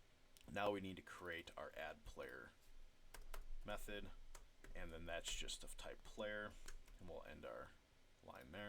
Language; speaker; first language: English; native; English